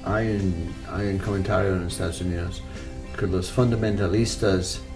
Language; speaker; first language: Spanish; non-native, fluent; English